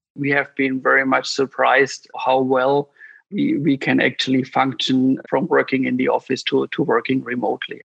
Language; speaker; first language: English; non-native, fluent; German